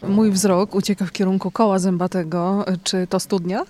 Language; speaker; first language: Polish; native; Polish